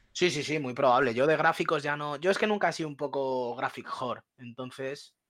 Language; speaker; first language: Spanish; native; Spanish